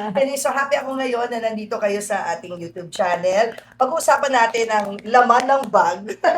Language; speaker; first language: Filipino; native; Filipino